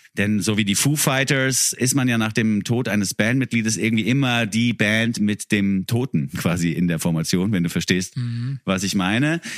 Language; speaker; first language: German; native; German